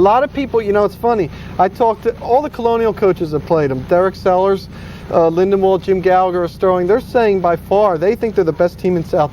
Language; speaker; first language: English; native; English